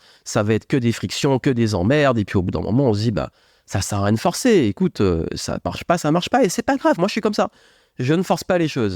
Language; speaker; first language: French; native; French